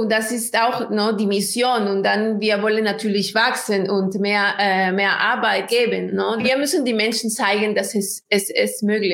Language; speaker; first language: German; non-native, fluent; Spanish